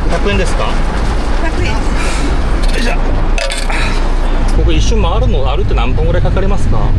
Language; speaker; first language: Japanese; non-native, fluent; Korean